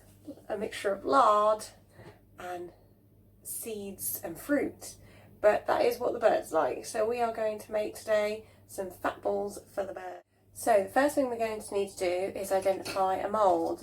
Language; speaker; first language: English; native; English